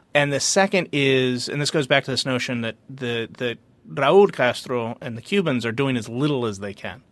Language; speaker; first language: English; early bilingual, other home language; Spanish